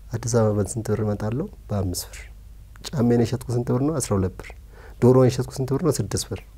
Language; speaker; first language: Amharic; early bilingual, other home language; Oromo